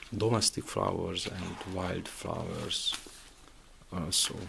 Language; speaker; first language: English; non-native, fluent; Hungarian